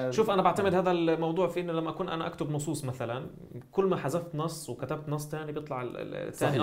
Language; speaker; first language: Arabic; native; Arabic